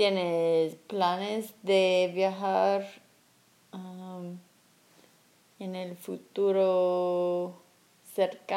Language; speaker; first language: Spanish; non-native, learner; English